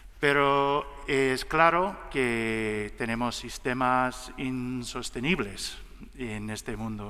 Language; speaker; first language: Spanish; non-native, learner; English